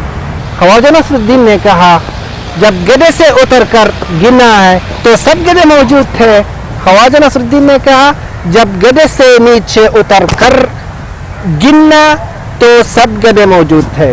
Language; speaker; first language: Hindi; non-native, fluent; Arabic